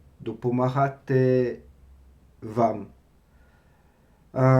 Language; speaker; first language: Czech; non-native, learner; French